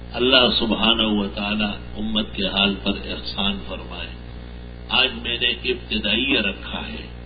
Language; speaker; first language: Urdu; non-native, local second language; Pashto